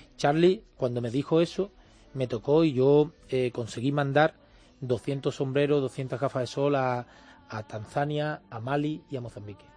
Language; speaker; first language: Spanish; native; Spanish